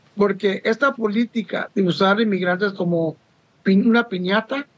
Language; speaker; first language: Spanish; early bilingual, heritage; Spanish